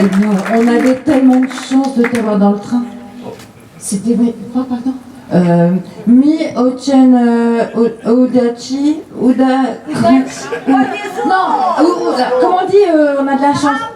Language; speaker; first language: French; native; French